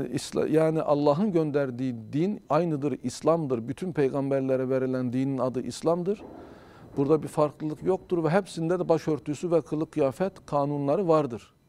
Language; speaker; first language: Turkish; native; Turkish